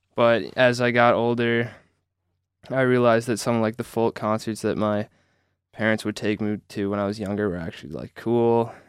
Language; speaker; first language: English; native; English